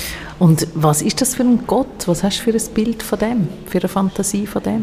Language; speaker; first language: German; native; German